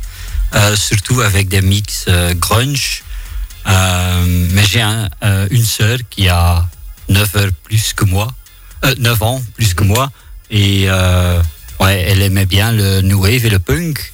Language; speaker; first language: French; non-native, local second language; Dutch